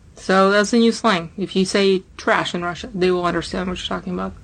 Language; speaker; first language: English; non-native, fluent; Russian